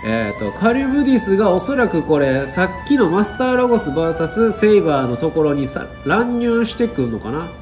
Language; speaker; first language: Japanese; native; Japanese